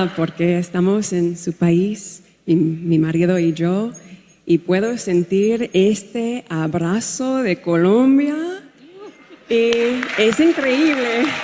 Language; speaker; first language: Spanish; non-native, learner; English